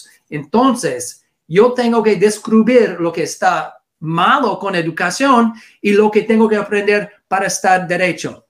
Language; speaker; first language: Spanish; non-native, learner; English